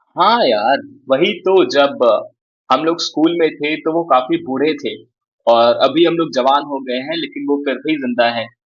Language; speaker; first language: Hindi; native; Hindi